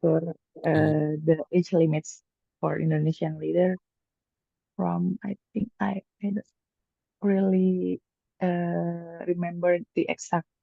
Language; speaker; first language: English; non-native, learner; Indonesian